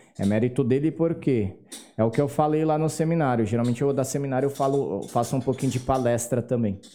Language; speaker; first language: Portuguese; native; Portuguese